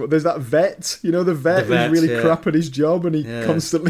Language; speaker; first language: English; native; English